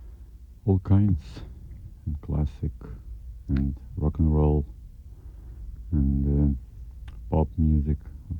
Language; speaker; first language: English; non-native, learner; Russian